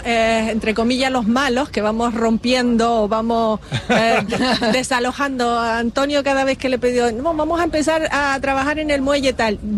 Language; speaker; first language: Spanish; native; Spanish